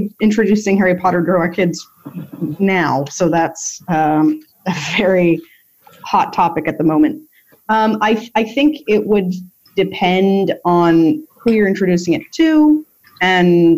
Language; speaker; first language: English; native; English